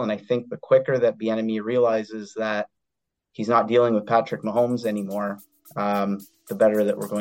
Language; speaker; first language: English; native; English